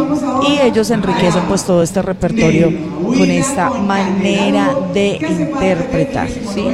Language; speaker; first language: Spanish; native; Spanish